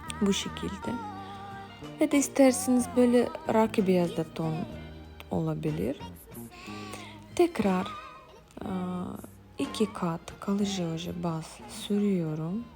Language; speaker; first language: Turkish; non-native, fluent; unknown